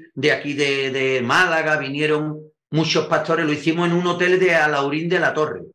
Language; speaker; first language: Spanish; native; Spanish